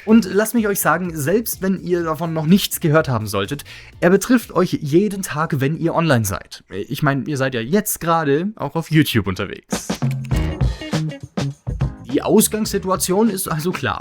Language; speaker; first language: German; native; German